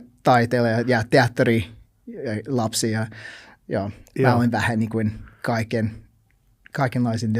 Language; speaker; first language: Finnish; non-native, learner; English